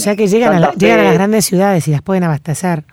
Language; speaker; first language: Spanish; native; Spanish